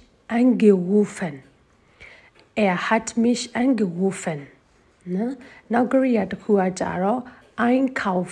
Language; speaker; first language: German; non-native, fluent; Burmese